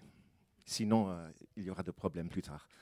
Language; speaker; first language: French; non-native, fluent; English